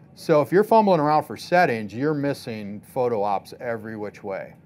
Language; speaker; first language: English; native; English